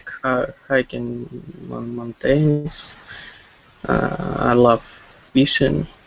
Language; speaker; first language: English; non-native, learner; Russian